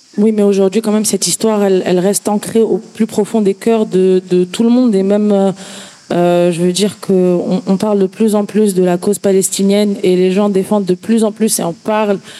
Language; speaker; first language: French; non-native, local second language; Arabic